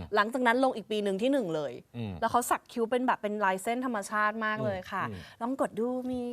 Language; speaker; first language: Thai; native; Thai